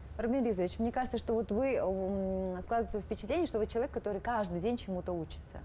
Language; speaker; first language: Russian; native; Russian